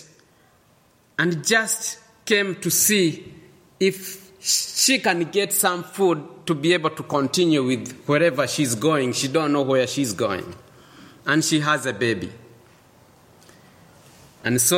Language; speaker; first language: English; non-native, local second language; Kikuyu